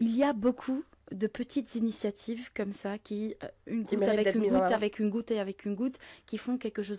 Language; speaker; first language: French; non-native, local second language; Arabic